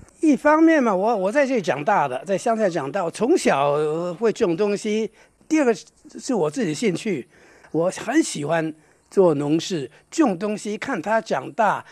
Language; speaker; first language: Chinese; non-native, local second language; Hakka Chinese